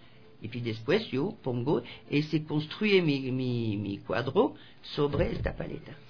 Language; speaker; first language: Spanish; non-native, fluent; French